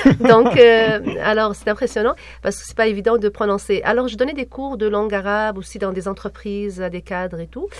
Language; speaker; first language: French; non-native, local second language; Arabic